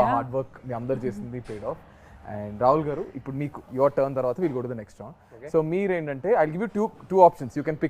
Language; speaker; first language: Telugu; native; Telugu